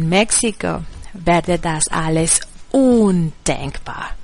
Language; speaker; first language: German; non-native, learner; Spanish